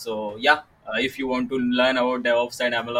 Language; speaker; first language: English; non-native, local second language; Marathi